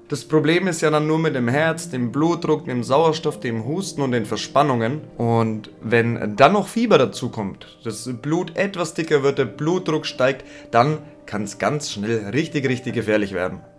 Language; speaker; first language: German; native; German